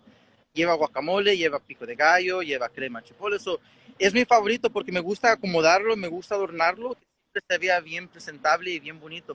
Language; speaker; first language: Spanish; early bilingual, heritage; Spanish